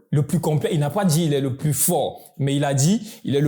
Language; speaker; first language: French; native; French